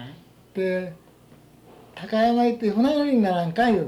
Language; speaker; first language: Japanese; native; Japanese